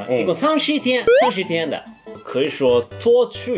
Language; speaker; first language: Chinese; non-native, fluent; Japanese